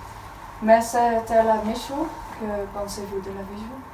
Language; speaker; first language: French; non-native, learner; Dutch